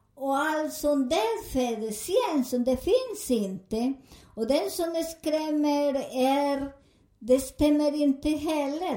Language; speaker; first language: Swedish; non-native, learner; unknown